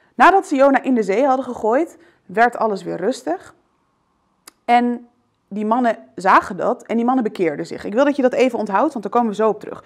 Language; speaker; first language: Dutch; early bilingual, other home language; Arabic